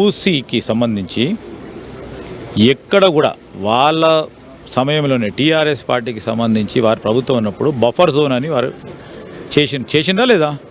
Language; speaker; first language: Telugu; native; Telugu